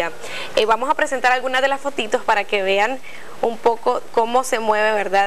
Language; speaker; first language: Spanish; native; Spanish